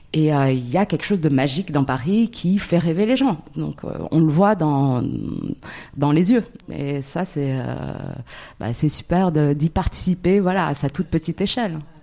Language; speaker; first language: French; non-native, local second language; Arabic